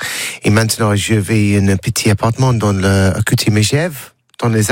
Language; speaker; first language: French; non-native, learner; English